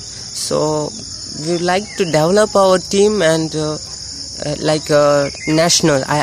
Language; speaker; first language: English; non-native, local second language; Tamil